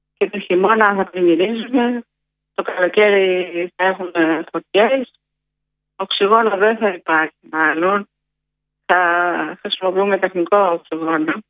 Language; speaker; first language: Greek; native; Greek